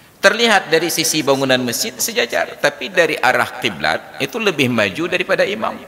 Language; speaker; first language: Malay; non-native, local second language; Achinese